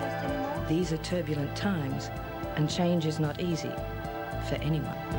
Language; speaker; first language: English; native; English